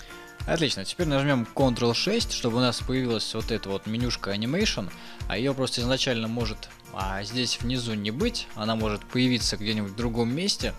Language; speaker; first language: Russian; native; Russian